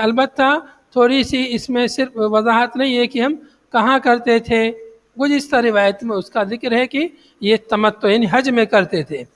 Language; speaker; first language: Urdu; native; Urdu